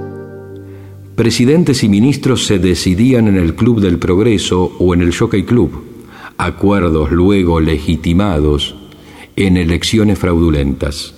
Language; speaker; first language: Spanish; native; Spanish